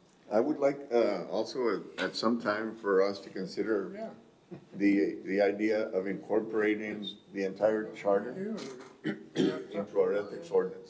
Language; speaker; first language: English; early bilingual, other home language; Spanish